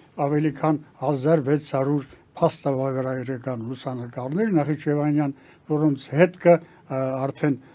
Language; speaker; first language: Armenian; native; Armenian